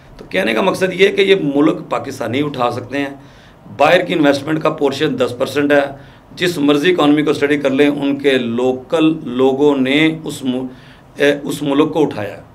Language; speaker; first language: Urdu; non-native, local second language; Punjabi